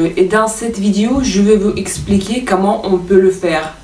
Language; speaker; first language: French; non-native, fluent; Russian